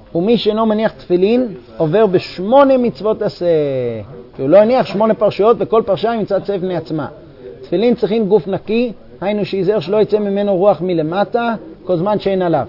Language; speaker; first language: Hebrew; non-native, fluent; English